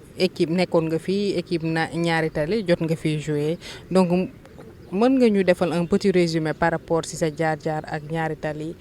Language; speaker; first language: Wolof; native; Wolof